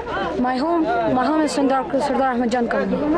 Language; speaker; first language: English; non-native, learner; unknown